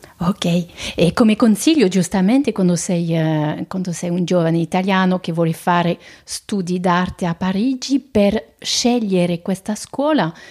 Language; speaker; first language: Italian; non-native, fluent; French